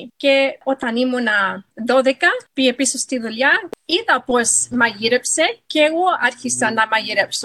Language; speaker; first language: Greek; early bilingual, heritage; English